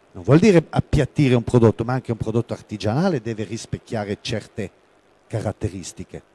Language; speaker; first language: Italian; non-native, local second language; German